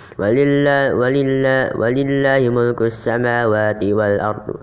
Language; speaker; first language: Arabic; non-native, learner; Indonesian